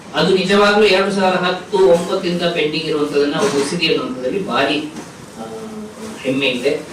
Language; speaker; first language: Kannada; non-native, local second language; Tamil